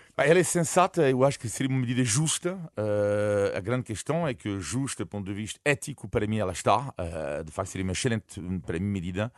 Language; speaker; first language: Portuguese; non-native, fluent; French